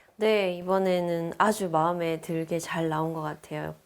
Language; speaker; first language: Korean; native; Korean